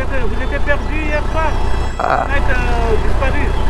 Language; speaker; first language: French; non-native, local second language; Malagasy